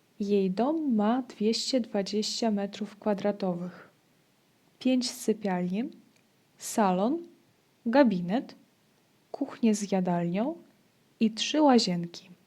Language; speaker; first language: Polish; non-native, fluent; Ukrainian